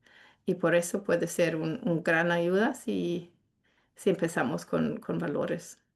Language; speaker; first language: Spanish; non-native, fluent; English